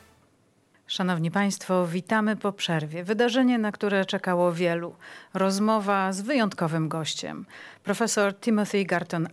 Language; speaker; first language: Polish; native; Polish